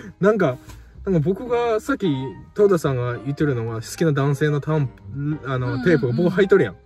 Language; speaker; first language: Japanese; non-native, fluent; Chinese